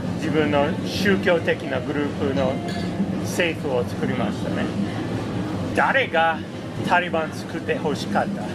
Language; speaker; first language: Japanese; non-native, fluent; English